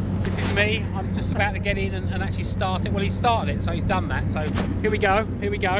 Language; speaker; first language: English; native; English